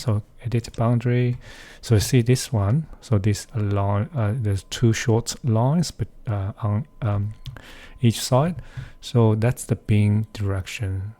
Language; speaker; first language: English; non-native, fluent; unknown